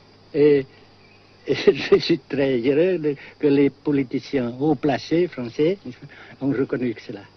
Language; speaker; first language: French; non-native, local second language; Vietnamese